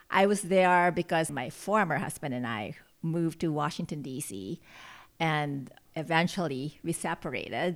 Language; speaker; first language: English; non-native, local second language; Filipino